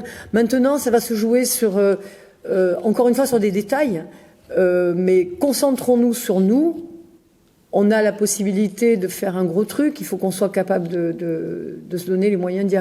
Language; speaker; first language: French; native; French